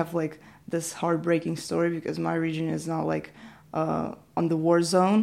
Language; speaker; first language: English; non-native, fluent; Ukrainian